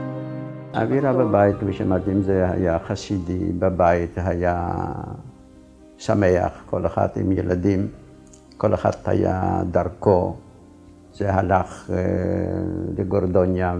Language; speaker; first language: Hebrew; non-native, fluent; Yiddish